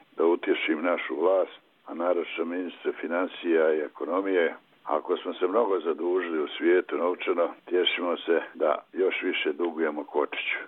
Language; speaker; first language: Croatian; native; Croatian